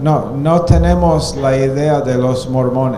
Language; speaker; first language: Spanish; non-native, fluent; English